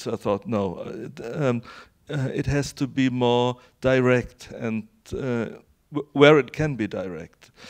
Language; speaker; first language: English; non-native, fluent; German